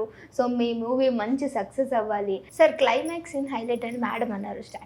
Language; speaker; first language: Telugu; native; Telugu